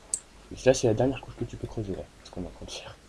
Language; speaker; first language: French; native; French